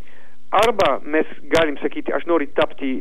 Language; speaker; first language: Lithuanian; non-native, learner; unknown